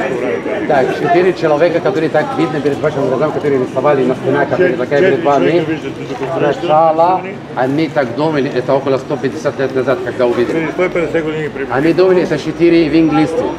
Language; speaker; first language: Russian; non-native, fluent; Arabic